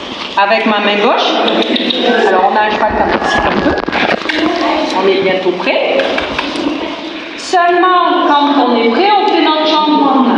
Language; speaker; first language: French; native; French